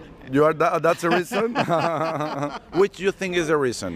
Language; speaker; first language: English; non-native, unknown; Spanish